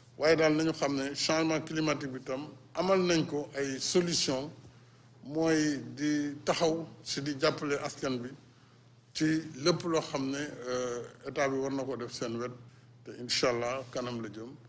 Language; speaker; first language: Wolof; non-native, local second language; Fula